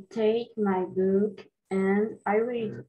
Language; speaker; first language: English; non-native, learner; Portuguese